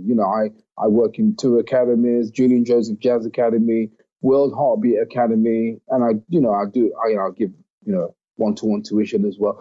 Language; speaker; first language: English; native; English